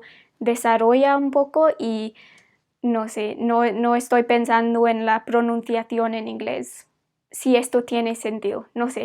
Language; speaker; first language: Spanish; non-native, fluent; English